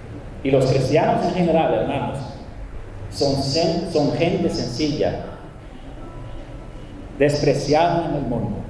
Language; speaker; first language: Spanish; non-native, fluent; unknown